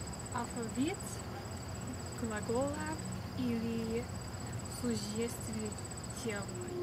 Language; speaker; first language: Russian; non-native, learner; English